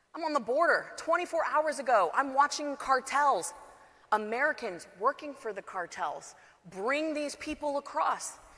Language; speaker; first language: English; native; English